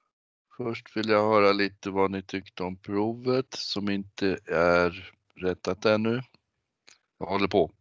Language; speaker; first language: Swedish; native; Swedish